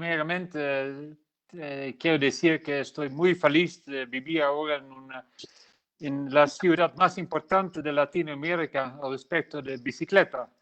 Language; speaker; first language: Spanish; non-native, learner; Dutch